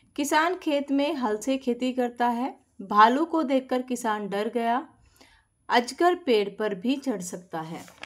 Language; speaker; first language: Hindi; native; Hindi